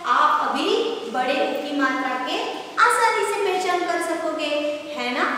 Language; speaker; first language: Hindi; non-native, local second language; Marathi